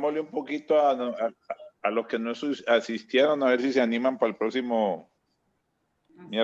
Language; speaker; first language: Spanish; native; Spanish